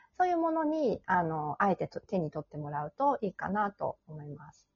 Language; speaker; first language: Japanese; native; Japanese